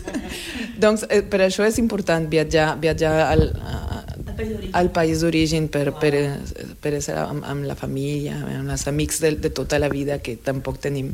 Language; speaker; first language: Catalan; non-native, fluent; Spanish